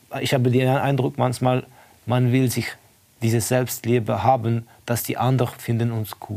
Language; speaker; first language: German; non-native, fluent; Estonian